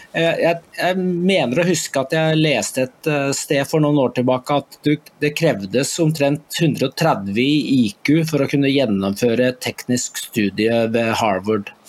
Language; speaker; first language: Norwegian; native; Norwegian